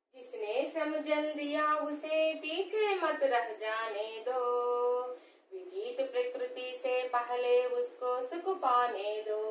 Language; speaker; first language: Hindi; non-native, local second language; Telugu